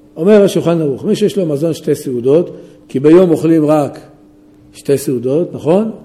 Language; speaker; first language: Hebrew; native; Hebrew